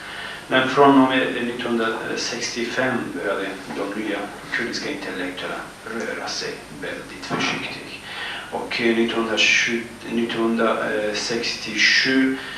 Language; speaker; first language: Swedish; non-native, fluent; Kurdish